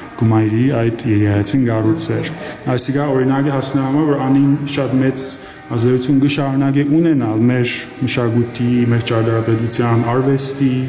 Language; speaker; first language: Armenian; early bilingual, heritage; Armenian